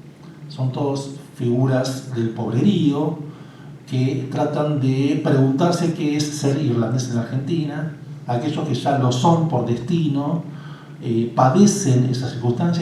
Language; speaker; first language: Spanish; native; Spanish